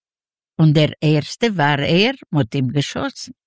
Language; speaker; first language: German; non-native, learner; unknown